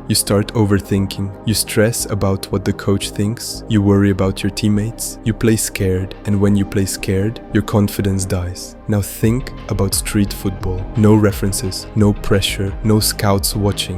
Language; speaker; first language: English; native; English